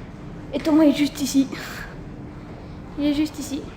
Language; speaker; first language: French; native; French